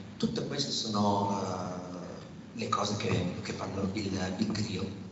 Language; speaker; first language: Italian; non-native, fluent; Wolof